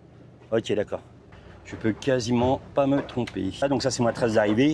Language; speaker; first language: French; native; French